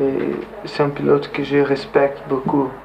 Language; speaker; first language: French; non-native, learner; Portuguese